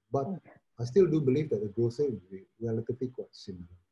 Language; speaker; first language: English; non-native, fluent; Indonesian